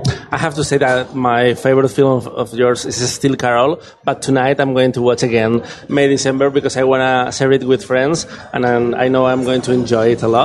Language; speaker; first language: English; non-native, fluent; Spanish